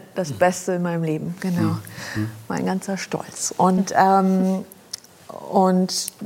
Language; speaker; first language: German; non-native, local second language; Luxembourgish